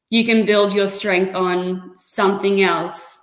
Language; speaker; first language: English; native; English